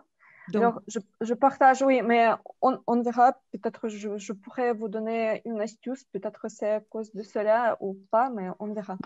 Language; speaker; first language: French; non-native, fluent; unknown